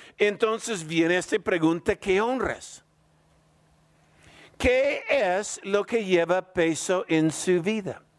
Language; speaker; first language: Spanish; non-native, fluent; English